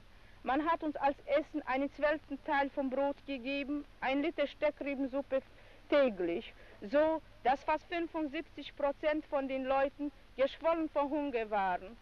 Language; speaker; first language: German; non-native, fluent; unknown